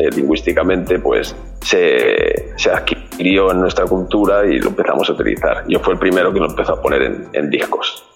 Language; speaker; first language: Spanish; native; Spanish